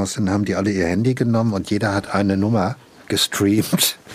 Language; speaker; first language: German; native; German